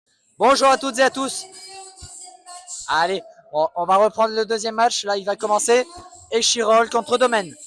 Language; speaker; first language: French; native; French